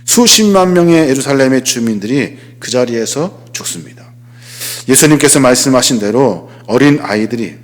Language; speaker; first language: Korean; native; Korean